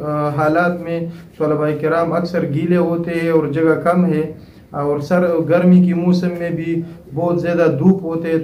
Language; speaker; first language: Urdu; non-native, local second language; Pashto